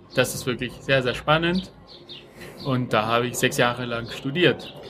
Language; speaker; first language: German; non-native, fluent; Spanish